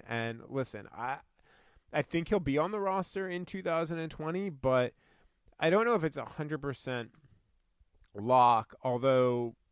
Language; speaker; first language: English; native; English